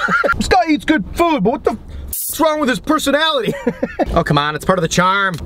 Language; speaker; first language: English; native; English